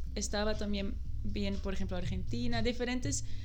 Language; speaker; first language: Spanish; non-native, fluent; Dutch